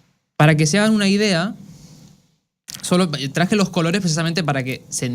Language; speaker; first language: Spanish; native; Spanish